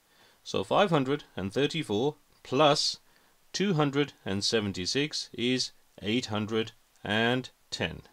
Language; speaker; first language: English; native; English